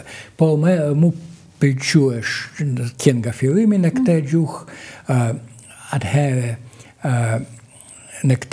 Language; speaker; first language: Albanian; non-native, fluent; Russian